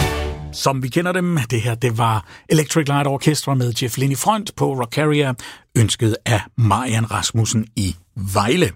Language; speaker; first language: Danish; native; Danish